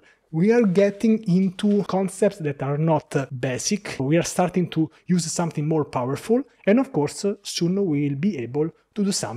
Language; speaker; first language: English; non-native, fluent; Italian